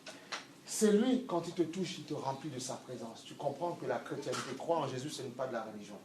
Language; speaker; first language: French; native; French